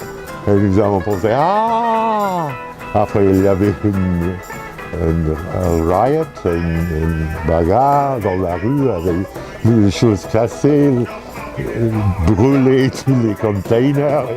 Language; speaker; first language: French; non-native, fluent; English